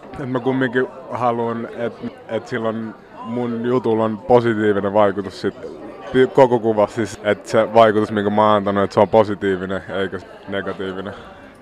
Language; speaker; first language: Finnish; native; Finnish